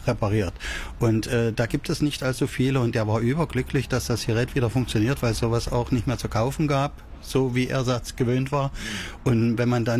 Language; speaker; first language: German; native; German